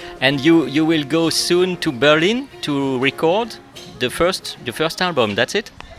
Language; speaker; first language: English; non-native, fluent; French